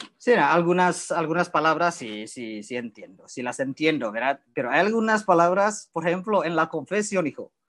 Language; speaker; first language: Spanish; non-native, learner; Indonesian